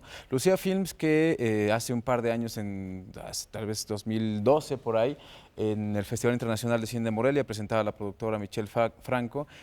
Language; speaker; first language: Spanish; native; Spanish